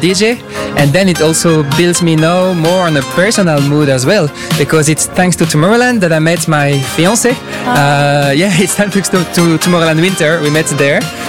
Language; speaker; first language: English; non-native, fluent; French